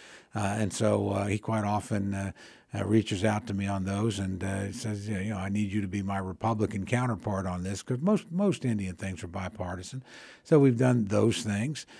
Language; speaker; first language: English; native; English